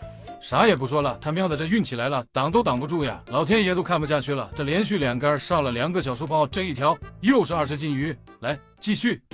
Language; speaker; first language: Chinese; native; Chinese